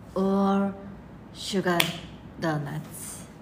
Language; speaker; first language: English; non-native, learner; Japanese